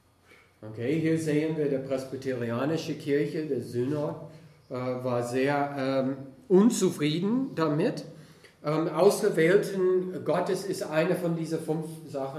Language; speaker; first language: German; non-native, fluent; English